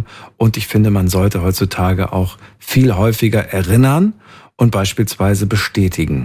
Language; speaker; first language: German; native; German